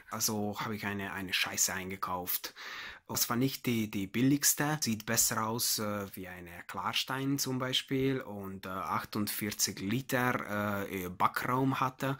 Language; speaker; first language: German; non-native, learner; Hungarian